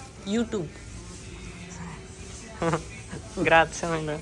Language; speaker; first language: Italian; non-native, learner; Telugu